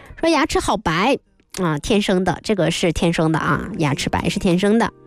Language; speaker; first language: Chinese; native; Chinese